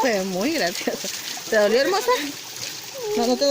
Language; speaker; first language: Spanish; native; Spanish